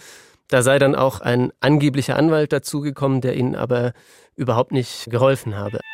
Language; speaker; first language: German; native; German